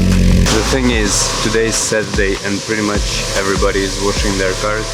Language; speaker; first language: English; non-native, fluent; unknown